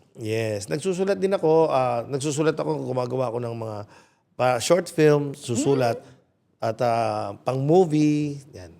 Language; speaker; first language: Filipino; non-native, local second language; Pampanga